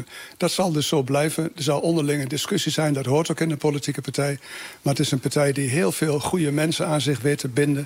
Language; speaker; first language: Dutch; native; Dutch